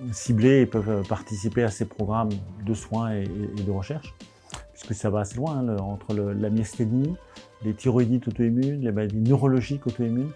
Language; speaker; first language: French; native; French